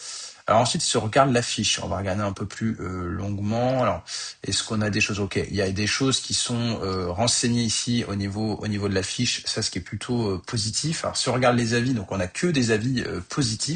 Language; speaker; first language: French; native; French